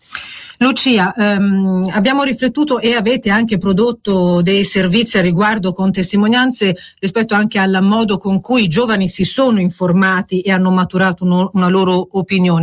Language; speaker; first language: Italian; native; Italian